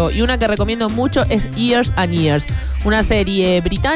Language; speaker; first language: Spanish; native; Spanish